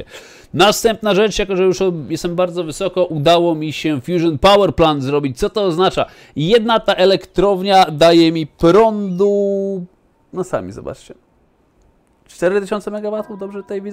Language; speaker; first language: Polish; native; Polish